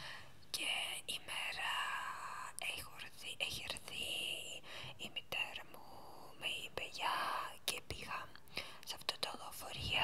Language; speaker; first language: Greek; non-native, learner; Ukrainian